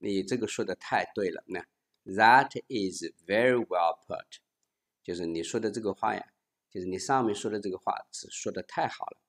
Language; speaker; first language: Chinese; native; Chinese